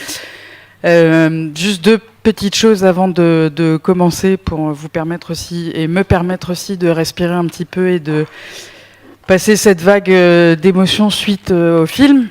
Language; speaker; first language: French; native; French